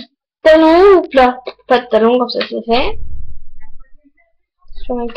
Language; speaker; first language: French; native; French